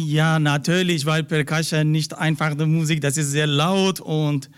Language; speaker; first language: German; non-native, learner; Persian